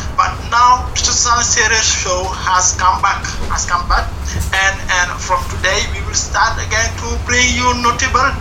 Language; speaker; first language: English; non-native, fluent; Serer